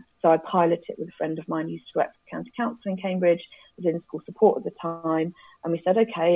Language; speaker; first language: English; native; English